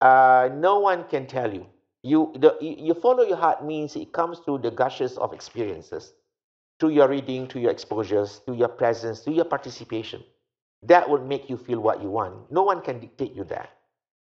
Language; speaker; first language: English; non-native, local second language; Malay